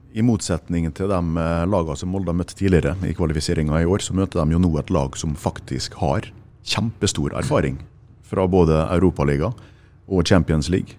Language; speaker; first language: Norwegian; native; Norwegian